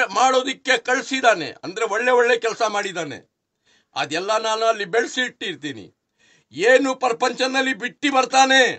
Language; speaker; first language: Kannada; non-native, local second language; Urdu